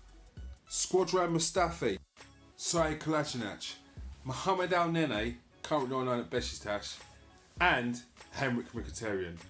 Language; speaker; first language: English; native; English